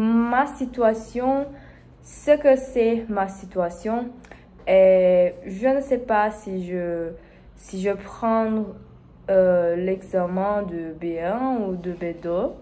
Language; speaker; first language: French; non-native, learner; Spanish